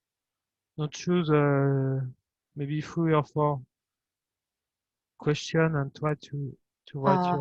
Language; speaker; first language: English; non-native, fluent; French